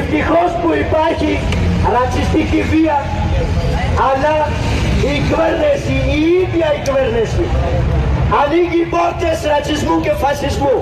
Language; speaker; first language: Greek; non-native, fluent; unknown